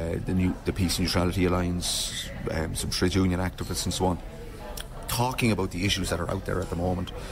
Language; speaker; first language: English; native; English